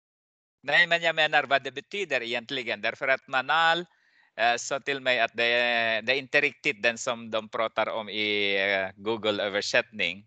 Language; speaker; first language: Swedish; non-native, fluent; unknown